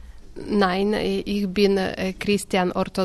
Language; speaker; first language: German; non-native, learner; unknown